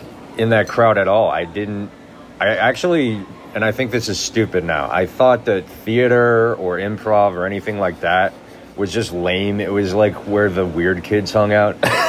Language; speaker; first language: English; native; English